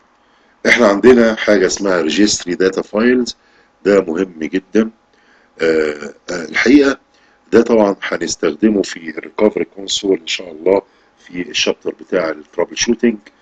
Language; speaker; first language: Arabic; native; Arabic